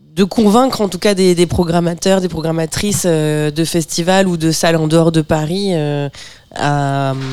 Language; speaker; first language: French; native; French